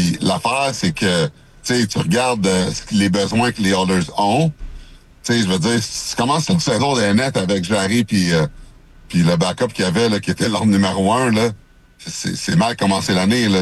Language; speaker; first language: French; native; French